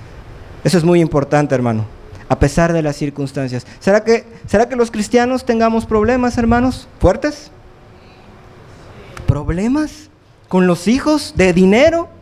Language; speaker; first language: Spanish; native; Spanish